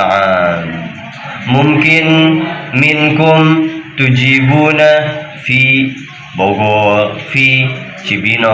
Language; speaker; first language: Arabic; non-native, fluent; Indonesian